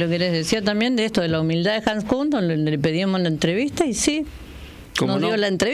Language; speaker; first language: Spanish; native; Spanish